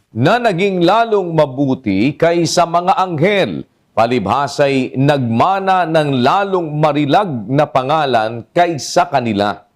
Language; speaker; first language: Filipino; native; Filipino